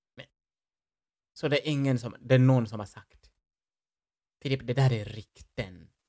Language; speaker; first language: Swedish; non-native, fluent; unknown